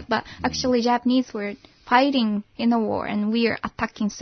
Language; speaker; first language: English; non-native, fluent; Japanese